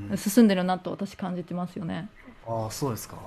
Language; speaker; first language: Japanese; non-native, fluent; English